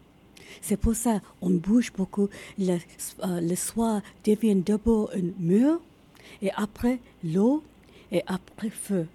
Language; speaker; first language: French; non-native, learner; Japanese